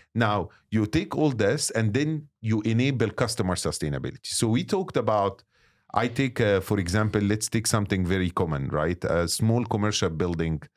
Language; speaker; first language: English; non-native, fluent; Arabic